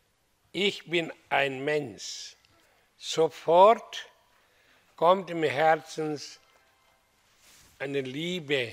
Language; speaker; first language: German; non-native, fluent; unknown